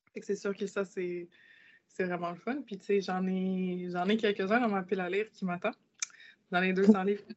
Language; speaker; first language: French; native; French